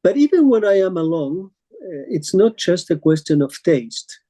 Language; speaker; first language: English; non-native, fluent; Spanish